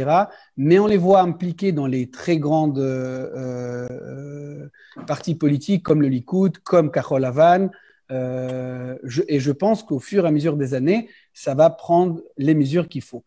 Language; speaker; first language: French; early bilingual, heritage; French